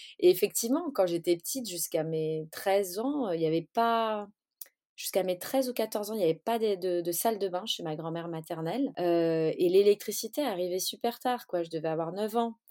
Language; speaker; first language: French; early bilingual, other home language; Portuguese